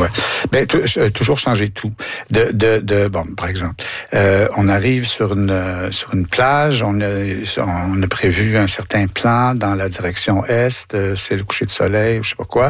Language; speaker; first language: French; native; French